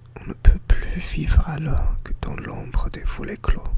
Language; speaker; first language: French; non-native, learner; English